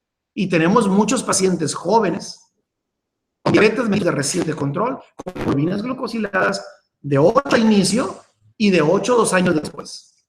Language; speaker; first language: Spanish; native; Spanish